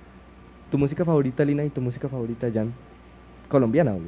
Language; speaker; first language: Spanish; native; Spanish